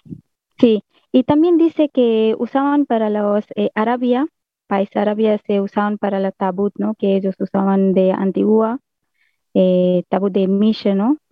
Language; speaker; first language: Spanish; non-native, learner; Hindi